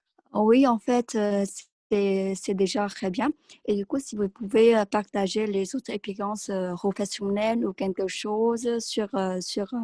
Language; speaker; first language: French; non-native, learner; Vietnamese